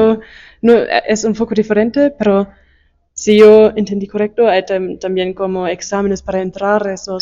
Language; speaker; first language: Spanish; non-native, fluent; German